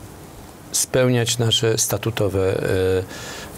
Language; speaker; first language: Polish; native; Polish